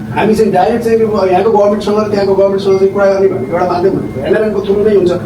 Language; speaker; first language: Nepali; native; Nepali